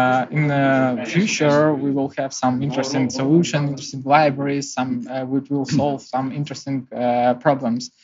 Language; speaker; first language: English; non-native, learner; Russian